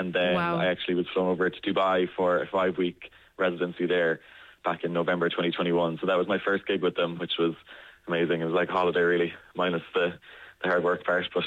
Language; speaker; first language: English; native; English